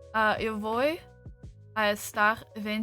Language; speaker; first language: Spanish; non-native, learner; English